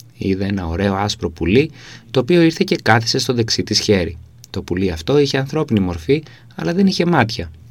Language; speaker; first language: Greek; native; Greek